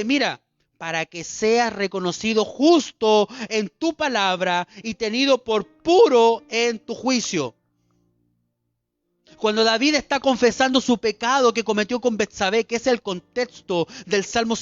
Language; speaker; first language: Spanish; native; Spanish